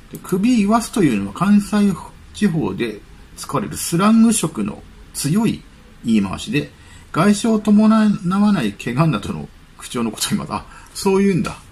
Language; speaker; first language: Japanese; native; Japanese